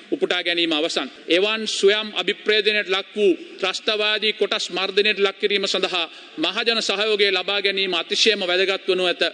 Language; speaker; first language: Sinhala; non-native, local second language; Tamil